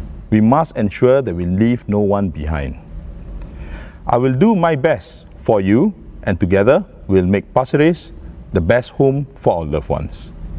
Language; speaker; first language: English; non-native, local second language; Malay